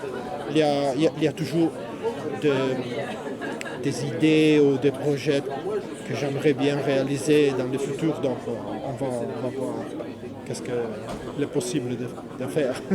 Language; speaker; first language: French; non-native, fluent; Italian